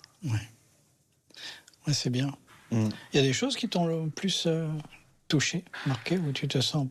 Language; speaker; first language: French; native; French